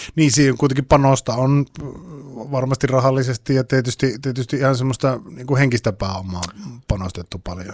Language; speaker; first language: Finnish; native; Finnish